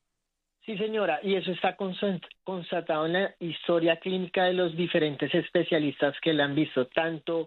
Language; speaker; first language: Spanish; native; Spanish